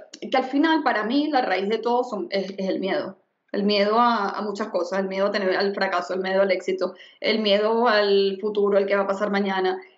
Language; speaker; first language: Spanish; native; Spanish